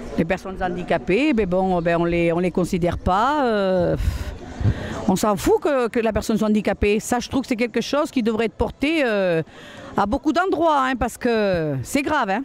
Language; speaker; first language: French; early bilingual, other home language; Spanish